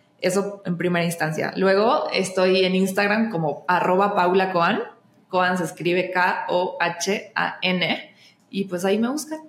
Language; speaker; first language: Spanish; native; Spanish